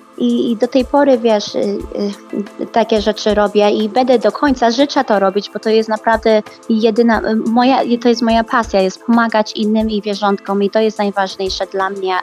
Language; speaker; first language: Polish; early bilingual, heritage; Polish